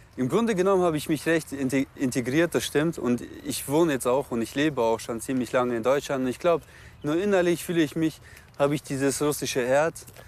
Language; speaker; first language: German; early bilingual, other home language; Russian